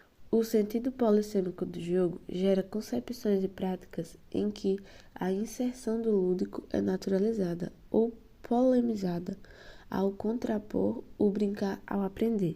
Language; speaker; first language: Portuguese; native; Portuguese